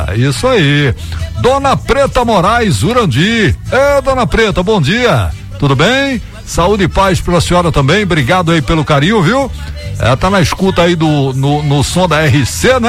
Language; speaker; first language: Portuguese; native; Portuguese